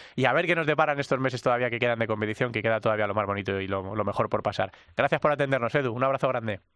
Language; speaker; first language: Spanish; native; Spanish